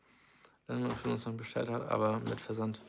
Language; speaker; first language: German; native; German